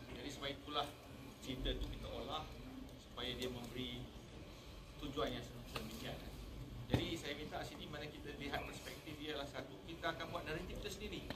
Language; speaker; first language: Malay; native; Malay